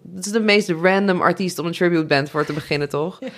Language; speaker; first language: Dutch; native; Dutch